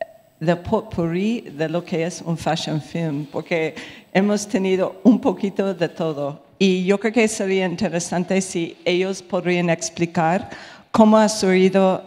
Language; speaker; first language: Spanish; non-native, fluent; English